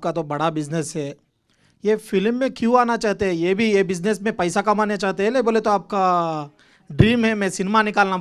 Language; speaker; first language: Hindi; non-native, local second language; Telugu